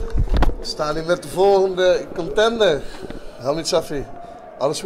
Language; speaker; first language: Dutch; native; Dutch